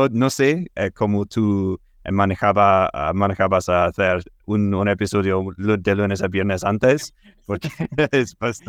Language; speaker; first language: Spanish; non-native, fluent; English